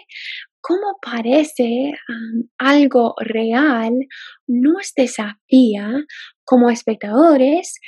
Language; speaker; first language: Spanish; non-native, fluent; English